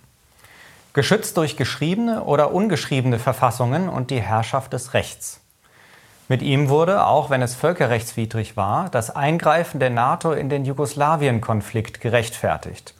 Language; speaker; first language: German; native; German